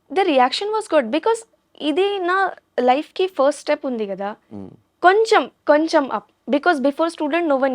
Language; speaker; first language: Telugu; non-native, learner; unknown